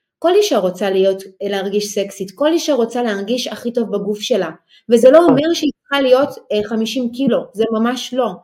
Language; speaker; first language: Hebrew; early bilingual, other home language; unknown